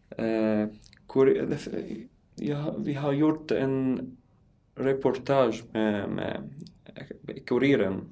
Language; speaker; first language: Swedish; non-native, learner; Arabic